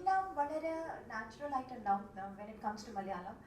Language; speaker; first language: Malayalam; non-native, local second language; Tamil